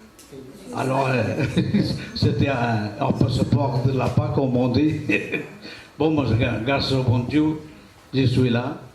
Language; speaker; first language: French; non-native, learner; Portuguese